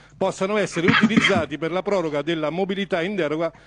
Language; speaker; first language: Italian; native; Italian